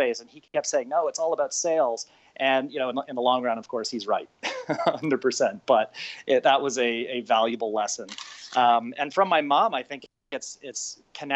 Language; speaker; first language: English; native; English